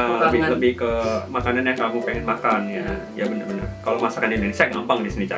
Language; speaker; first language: Indonesian; native; Indonesian